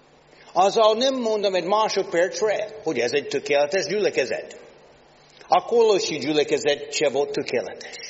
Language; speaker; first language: Hungarian; non-native, learner; English